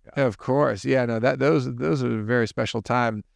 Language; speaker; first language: English; native; English